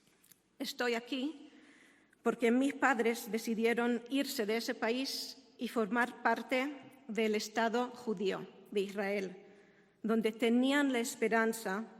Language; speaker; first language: Spanish; non-native, fluent; Hebrew